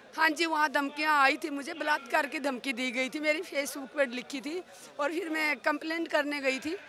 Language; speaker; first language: Hindi; native; Hindi